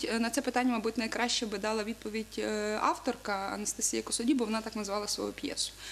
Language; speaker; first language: Ukrainian; native; Ukrainian